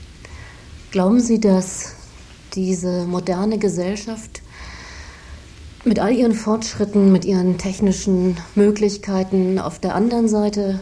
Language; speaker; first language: German; native; German